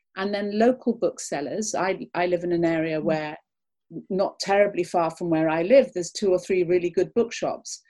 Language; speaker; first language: English; native; English